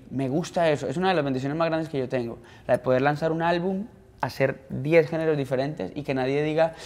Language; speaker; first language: Spanish; native; Spanish